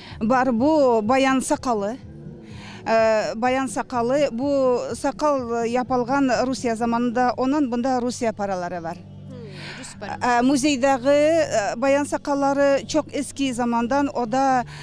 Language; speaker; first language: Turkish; non-native, learner; Bashkir